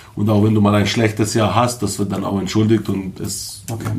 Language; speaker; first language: German; early bilingual, other home language; Bosnian